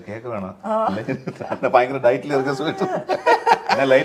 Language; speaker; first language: Tamil; non-native, learner; Malayalam